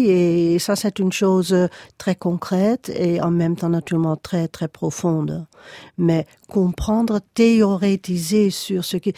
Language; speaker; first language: French; non-native, fluent; Dutch